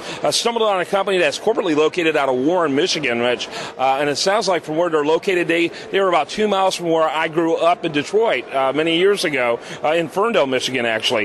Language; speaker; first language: English; native; English